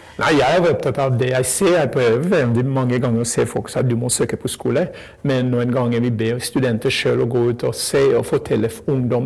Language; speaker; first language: Norwegian; non-native, fluent; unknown